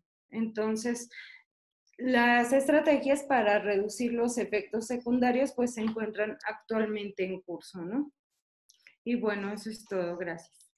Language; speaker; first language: Spanish; native; Spanish